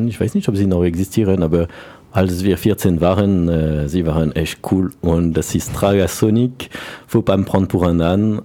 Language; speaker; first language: German; non-native, learner; French